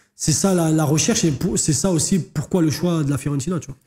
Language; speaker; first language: French; native; French